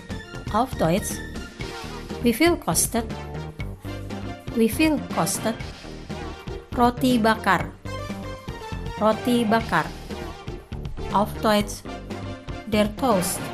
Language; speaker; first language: German; non-native, fluent; Indonesian